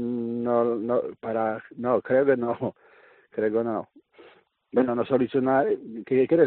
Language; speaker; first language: Spanish; non-native, learner; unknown